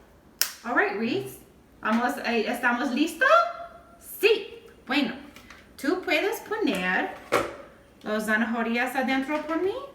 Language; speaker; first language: Spanish; non-native, learner; English